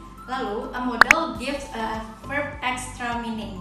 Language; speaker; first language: English; non-native, fluent; Indonesian